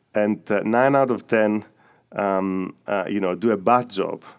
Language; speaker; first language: English; non-native, fluent; Greek